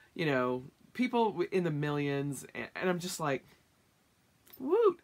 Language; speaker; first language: English; native; English